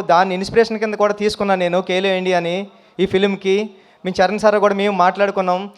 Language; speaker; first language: Telugu; native; Telugu